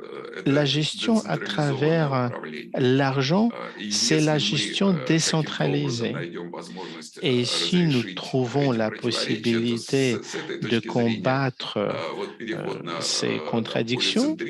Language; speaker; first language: French; non-native, fluent; Russian